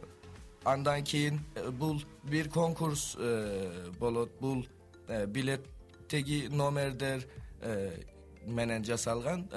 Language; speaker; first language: Kyrgyz; non-native, learner; Turkish